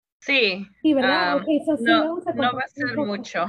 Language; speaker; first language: Spanish; early bilingual, heritage; Spanish